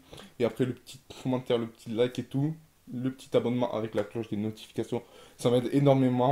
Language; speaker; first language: French; native; French